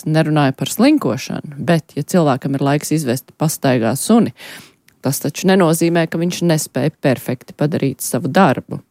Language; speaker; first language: Latvian; native; Latvian